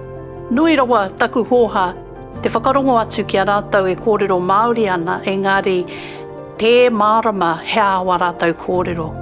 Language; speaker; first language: Māori; non-native, local second language; English